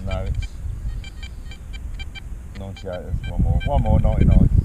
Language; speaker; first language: English; native; English